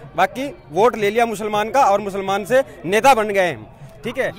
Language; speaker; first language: Hindi; native; Hindi